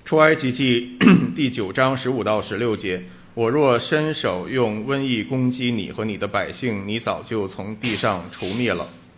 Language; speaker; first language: Chinese; non-native, local second language; Cantonese